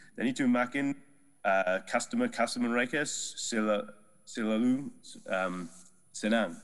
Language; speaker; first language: Indonesian; non-native, learner; Dutch